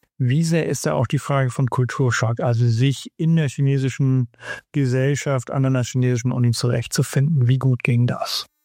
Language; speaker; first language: German; native; German